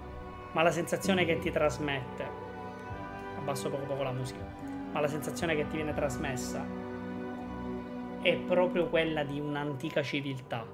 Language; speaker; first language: Italian; native; Italian